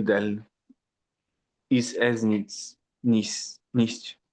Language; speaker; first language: German; non-native, learner; Portuguese